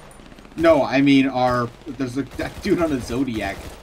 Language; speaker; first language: English; native; English